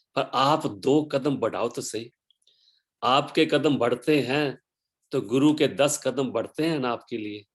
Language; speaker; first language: Hindi; non-native, local second language; Punjabi